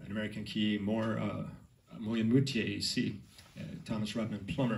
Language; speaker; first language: French; non-native, learner; English